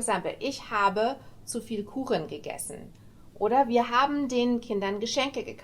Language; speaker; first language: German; non-native, fluent; English